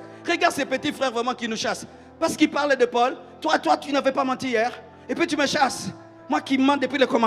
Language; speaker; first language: French; non-native, local second language; Lingala